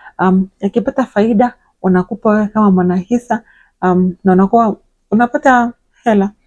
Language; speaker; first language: Swahili; native; Swahili